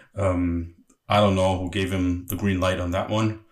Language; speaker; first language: English; non-native, fluent; German